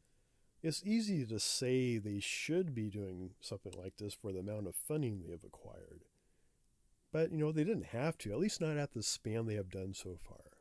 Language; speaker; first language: English; native; English